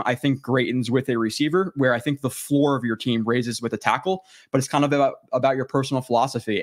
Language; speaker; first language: English; native; English